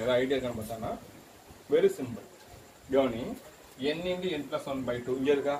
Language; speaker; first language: Tamil; native; Tamil